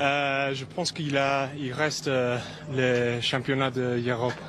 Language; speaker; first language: French; non-native, fluent; English